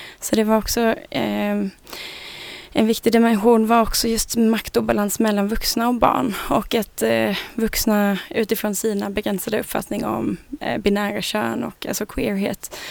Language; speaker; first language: Swedish; native; Swedish